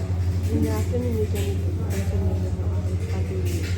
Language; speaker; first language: English; non-native, learner; Tibetan